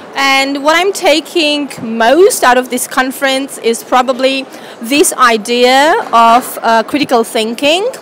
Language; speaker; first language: English; non-native, fluent; Romanian